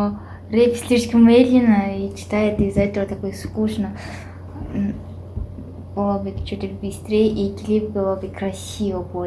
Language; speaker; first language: Russian; non-native, learner; Mongolian